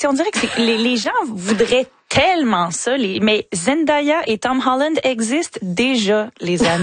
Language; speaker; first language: French; native; French